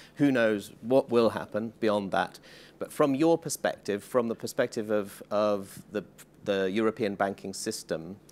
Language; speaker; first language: English; native; English